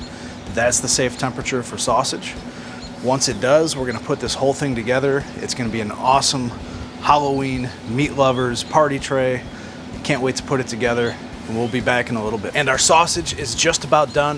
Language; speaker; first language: English; native; English